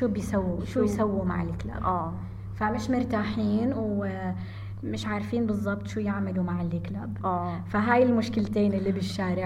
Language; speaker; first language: Arabic; native; Arabic